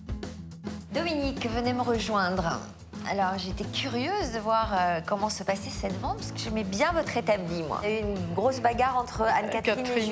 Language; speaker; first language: French; native; French